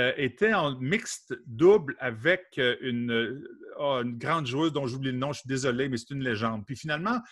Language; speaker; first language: French; native; French